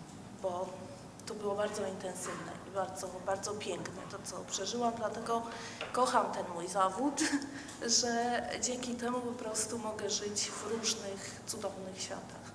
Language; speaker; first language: Polish; non-native, fluent; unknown